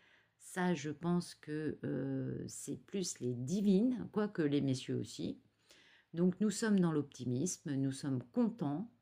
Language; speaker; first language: French; native; French